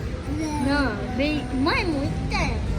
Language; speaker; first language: Japanese; early bilingual, other home language; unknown